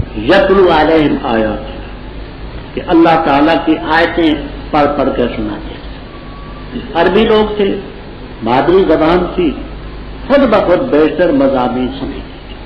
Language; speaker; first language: Urdu; non-native, local second language; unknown